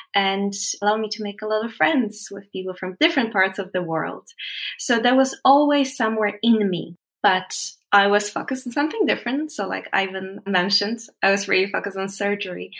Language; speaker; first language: English; non-native, fluent; Polish